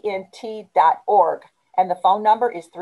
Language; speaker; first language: English; native; English